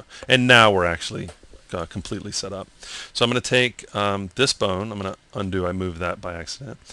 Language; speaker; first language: English; native; English